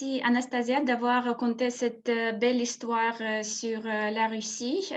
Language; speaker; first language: French; non-native, fluent; Russian